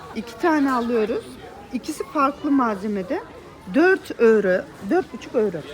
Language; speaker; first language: Turkish; native; Turkish